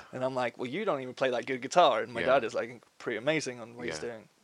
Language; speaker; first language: English; non-native, fluent; Swedish